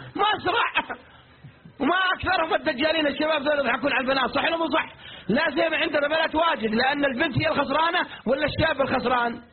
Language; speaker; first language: Arabic; native; Arabic